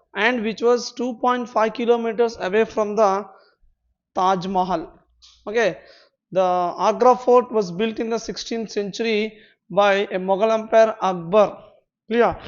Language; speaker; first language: English; non-native, local second language; Telugu